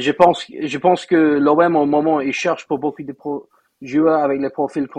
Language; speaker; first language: French; non-native, fluent; English